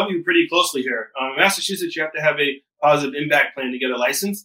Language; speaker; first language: English; native; English